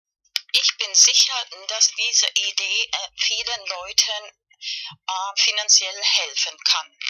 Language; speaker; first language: German; non-native, fluent; Spanish